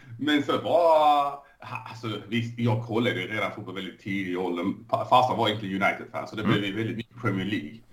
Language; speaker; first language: Swedish; early bilingual, other home language; Persian